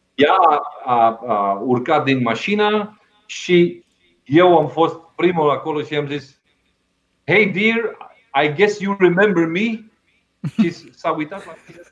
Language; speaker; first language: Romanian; non-native, fluent; Dutch